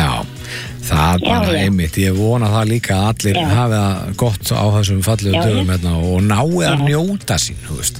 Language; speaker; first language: Icelandic; native; Icelandic